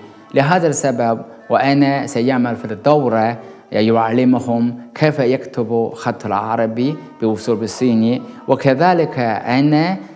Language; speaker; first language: Arabic; non-native, learner; Chinese